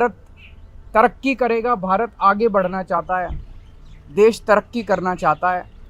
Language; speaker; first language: Hindi; native; Hindi